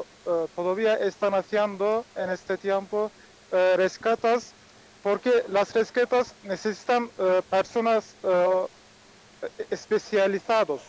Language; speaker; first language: Spanish; non-native, fluent; Turkish